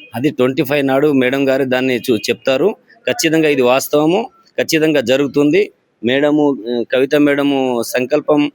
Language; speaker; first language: Telugu; non-native, local second language; Lambadi